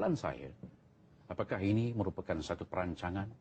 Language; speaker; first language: Malay; native; Malay